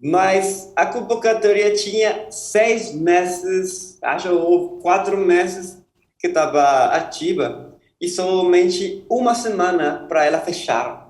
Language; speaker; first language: Portuguese; non-native, fluent; Spanish